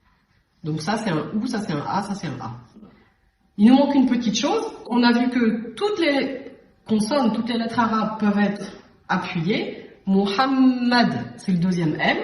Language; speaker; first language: French; native; French